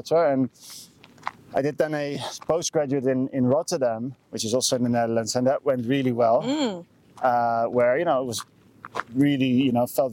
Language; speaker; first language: English; non-native, fluent; Dutch